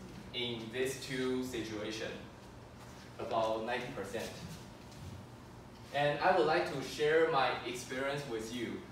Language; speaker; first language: English; non-native, fluent; Chinese